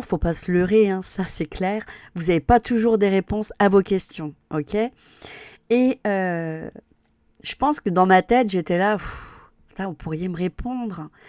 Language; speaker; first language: French; native; French